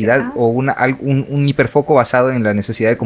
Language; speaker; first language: Spanish; native; Spanish